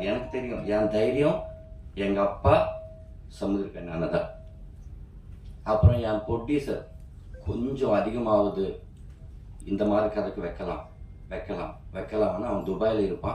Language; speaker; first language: Tamil; non-native, learner; Telugu